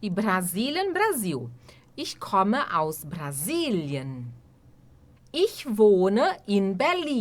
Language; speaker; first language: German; non-native, fluent; Portuguese